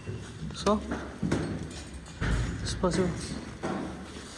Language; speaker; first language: Russian; non-native, learner; Hindi